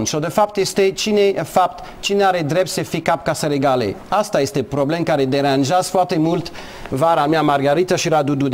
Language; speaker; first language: Romanian; non-native, learner; English